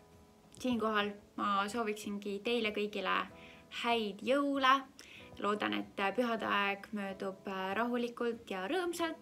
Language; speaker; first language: Estonian; native; Estonian